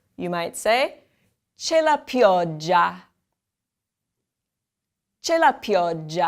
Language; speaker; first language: Italian; non-native, fluent; English